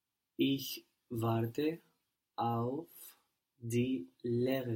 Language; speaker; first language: German; non-native, learner; English